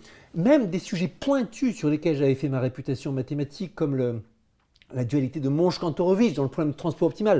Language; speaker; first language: French; native; French